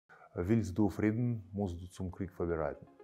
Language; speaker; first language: German; non-native, fluent; Russian